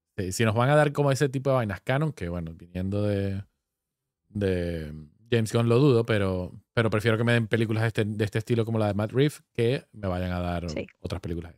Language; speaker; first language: Spanish; native; Spanish